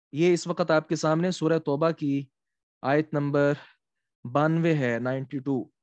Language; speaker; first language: Urdu; non-native, local second language; Punjabi